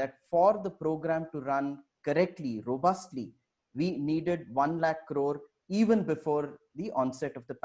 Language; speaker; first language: English; non-native, local second language; Hindi